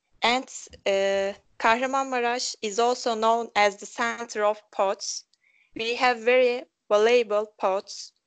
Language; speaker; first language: English; non-native, local second language; Turkish